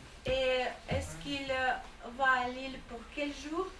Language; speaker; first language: French; non-native, fluent; Russian